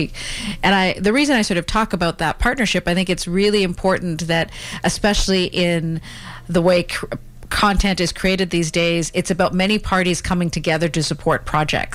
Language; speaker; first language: English; native; English